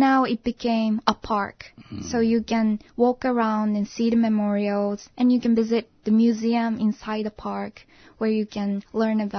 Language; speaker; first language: English; non-native, fluent; Japanese